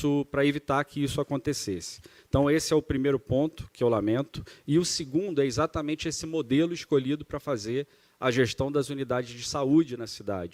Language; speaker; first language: Portuguese; native; Portuguese